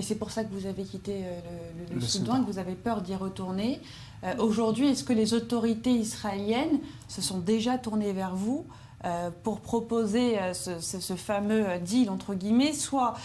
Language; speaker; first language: French; native; French